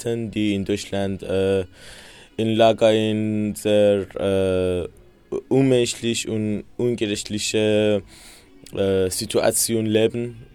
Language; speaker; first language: German; non-native, learner; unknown